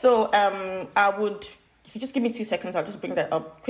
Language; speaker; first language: English; non-native, local second language; Yoruba